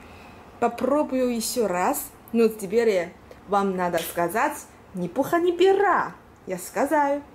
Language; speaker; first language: Russian; non-native, learner; Chinese